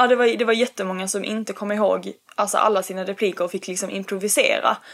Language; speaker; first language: Swedish; early bilingual, other home language; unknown